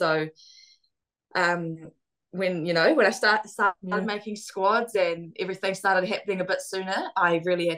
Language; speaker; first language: English; native; English